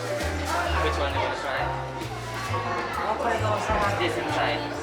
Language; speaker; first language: English; non-native, learner; Chinese